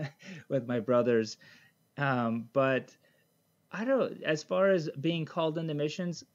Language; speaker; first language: English; native; English